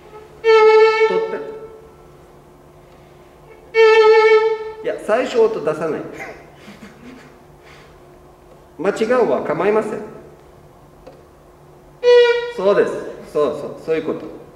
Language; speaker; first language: Japanese; non-native, learner; Russian